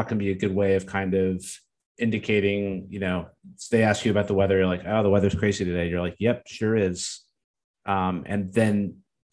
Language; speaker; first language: English; native; English